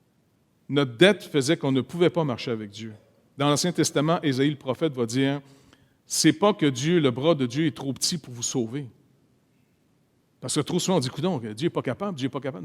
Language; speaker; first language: French; native; French